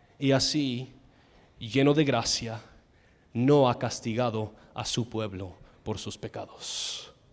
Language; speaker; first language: Spanish; non-native, fluent; English